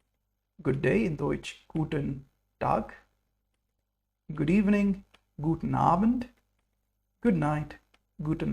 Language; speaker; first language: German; non-native, fluent; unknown